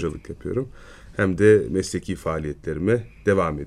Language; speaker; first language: Turkish; native; Turkish